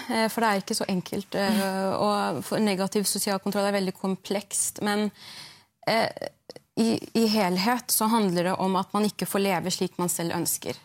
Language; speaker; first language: Norwegian; early bilingual, other home language; Arabic